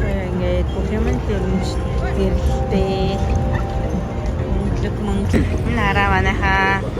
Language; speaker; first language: Korean; non-native, learner; Mongolian